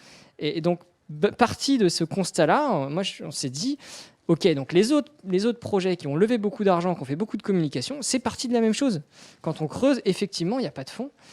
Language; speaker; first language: French; native; French